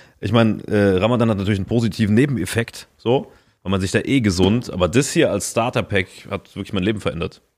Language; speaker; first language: German; native; German